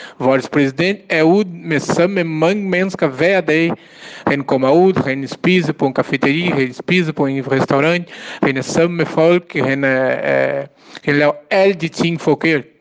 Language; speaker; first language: Danish; non-native, learner; Portuguese